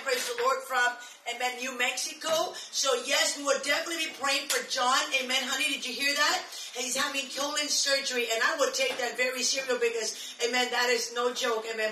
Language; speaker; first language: English; native; English